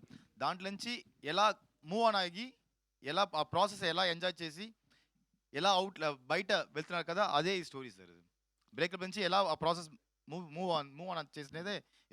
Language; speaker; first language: Telugu; non-native, learner; Tamil